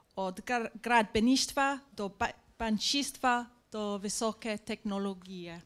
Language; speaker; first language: Slovenian; non-native, learner; English